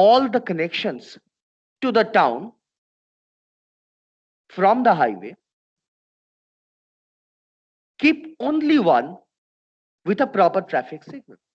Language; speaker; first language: English; non-native, local second language; Bangla